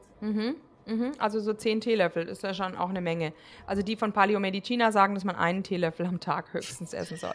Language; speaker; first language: German; native; German